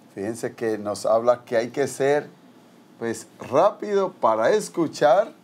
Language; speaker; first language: Spanish; native; Spanish